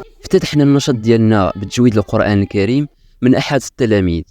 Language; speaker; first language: Arabic; native; Arabic